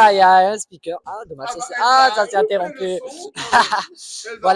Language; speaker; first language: French; native; French